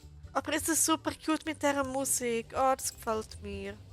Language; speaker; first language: German; native; German